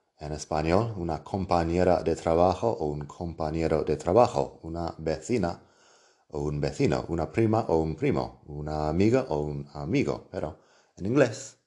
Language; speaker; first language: Spanish; non-native, fluent; English